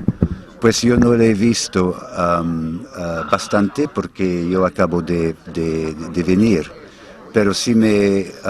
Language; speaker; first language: Spanish; non-native, fluent; English